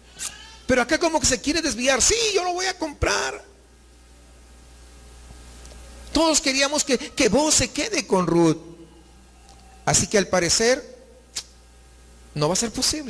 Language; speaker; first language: Spanish; native; Spanish